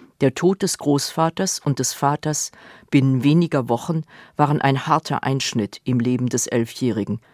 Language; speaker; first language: German; native; German